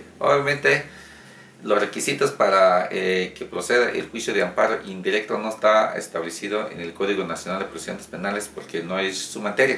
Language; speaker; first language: Spanish; native; Spanish